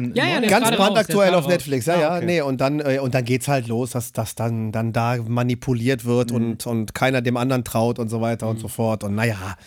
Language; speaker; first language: German; native; German